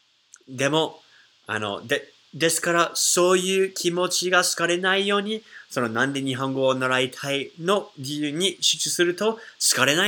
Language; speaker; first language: Japanese; non-native, fluent; English